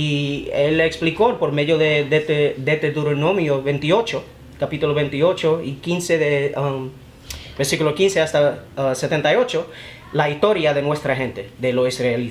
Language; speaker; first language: Spanish; early bilingual, heritage; Spanish